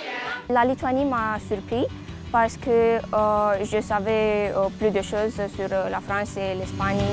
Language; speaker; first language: French; non-native, fluent; Romanian